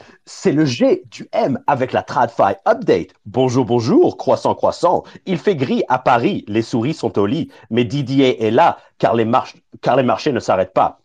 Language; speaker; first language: French; native; French